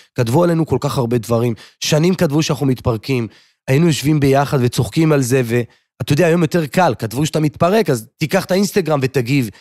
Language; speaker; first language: Hebrew; native; Hebrew